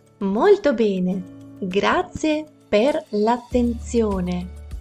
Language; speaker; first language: Italian; non-native, fluent; Ukrainian